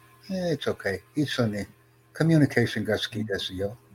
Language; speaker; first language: Japanese; non-native, learner; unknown